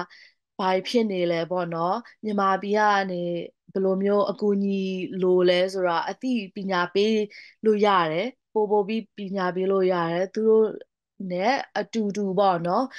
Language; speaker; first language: Burmese; non-native, local second language; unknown